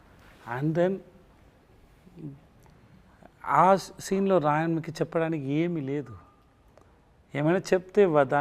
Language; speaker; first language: Telugu; non-native, learner; Tamil